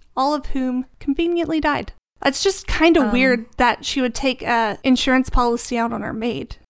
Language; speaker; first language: English; native; English